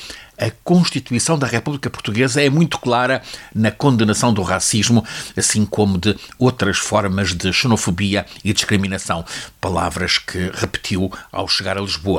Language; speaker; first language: Portuguese; native; Portuguese